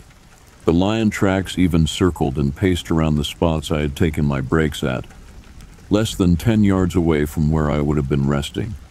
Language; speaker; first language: English; native; English